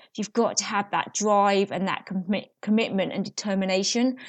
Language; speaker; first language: English; native; English